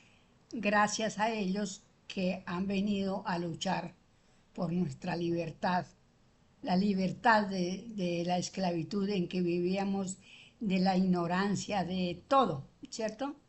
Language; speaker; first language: Spanish; native; Spanish